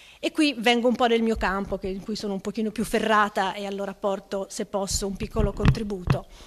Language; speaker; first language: Italian; native; Italian